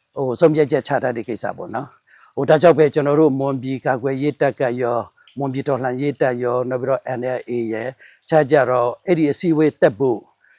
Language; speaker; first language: Burmese; non-native, local second language; Mon